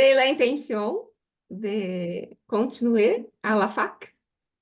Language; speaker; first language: French; non-native, learner; Portuguese